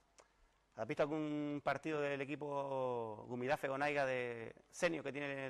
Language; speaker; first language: Spanish; native; Spanish